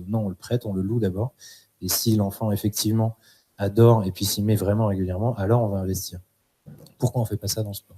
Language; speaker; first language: French; native; French